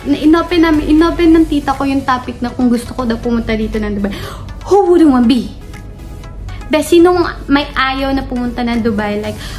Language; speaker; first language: Filipino; non-native, local second language; Bikol